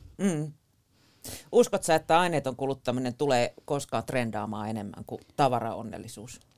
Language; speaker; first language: Finnish; native; Finnish